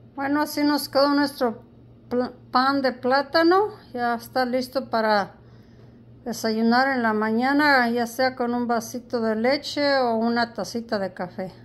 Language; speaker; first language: Spanish; early bilingual, heritage; Spanish